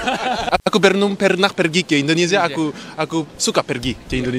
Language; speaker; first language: Indonesian; non-native, learner; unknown